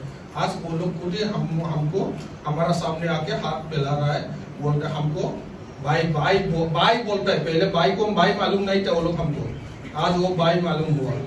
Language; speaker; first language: Hindi; non-native, local second language; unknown